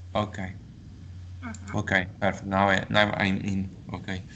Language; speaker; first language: English; non-native, learner; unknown